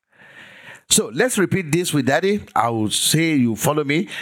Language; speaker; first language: English; non-native, local second language; Yoruba